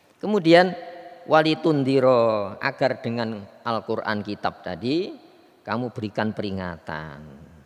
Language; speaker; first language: Indonesian; non-native, local second language; Javanese